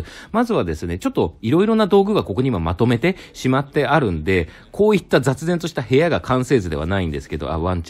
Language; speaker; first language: Japanese; native; Japanese